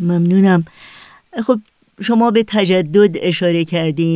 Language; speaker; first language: Persian; native; Persian